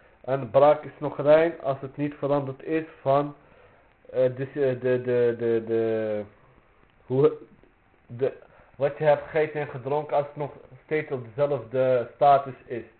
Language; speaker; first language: Dutch; early bilingual, other home language; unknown